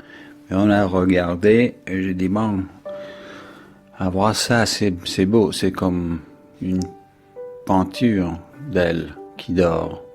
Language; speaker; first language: French; non-native, fluent; English